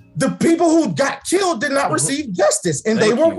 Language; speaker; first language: English; native; English